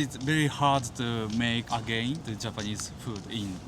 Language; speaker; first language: English; non-native, learner; Japanese